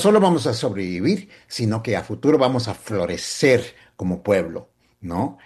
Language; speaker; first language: Spanish; early bilingual, heritage; Spanish